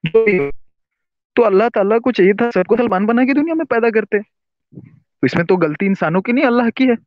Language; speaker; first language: Hindi; non-native, local second language; Urdu